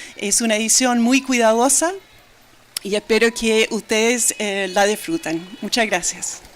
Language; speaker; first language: Spanish; non-native, fluent; English